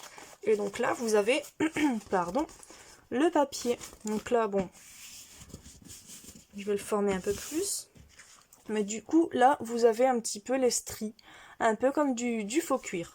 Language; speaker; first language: French; native; French